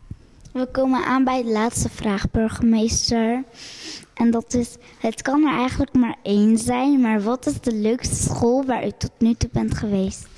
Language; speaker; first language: Dutch; early bilingual, other home language; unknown